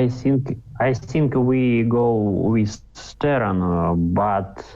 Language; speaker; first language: English; non-native, learner; Russian